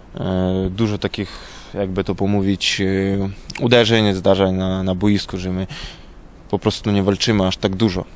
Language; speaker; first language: Polish; non-native, learner; Ukrainian